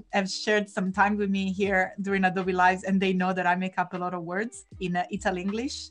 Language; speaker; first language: English; non-native, fluent; Italian